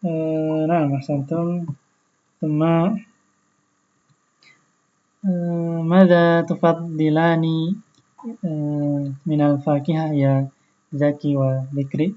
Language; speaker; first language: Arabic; non-native, fluent; Indonesian